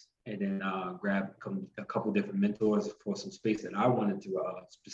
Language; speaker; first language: English; native; English